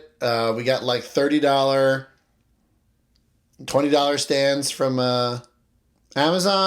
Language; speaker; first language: English; native; English